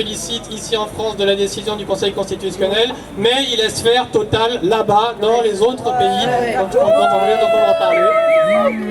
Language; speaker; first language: French; native; French